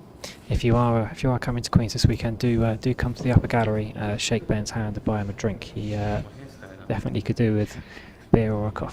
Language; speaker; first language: English; native; English